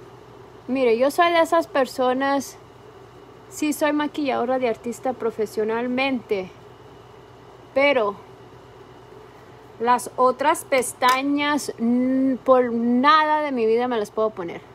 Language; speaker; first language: Spanish; early bilingual, heritage; Spanish